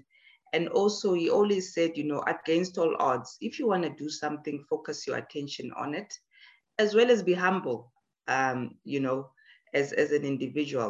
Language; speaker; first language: English; non-native, local second language; Zulu